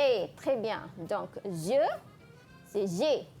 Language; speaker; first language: French; non-native, fluent; Malay